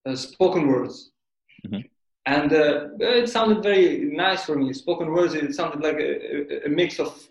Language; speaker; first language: English; non-native, fluent; Albanian